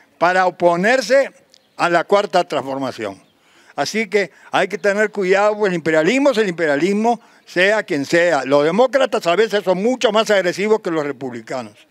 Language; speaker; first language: Spanish; native; Spanish